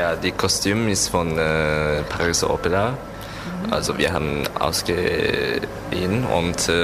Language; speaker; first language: German; non-native, learner; Japanese